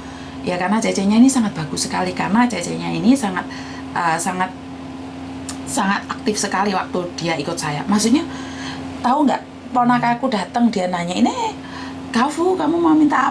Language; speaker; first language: Indonesian; non-native, local second language; Javanese